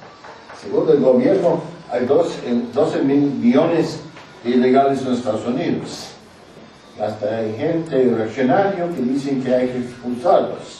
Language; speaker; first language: Spanish; non-native, fluent; English